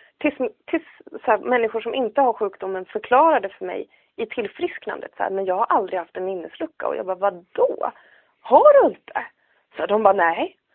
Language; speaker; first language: Swedish; native; Swedish